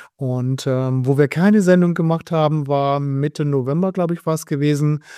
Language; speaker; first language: German; native; German